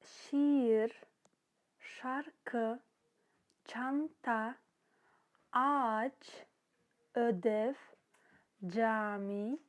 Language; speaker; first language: Turkish; non-native, fluent; Kazakh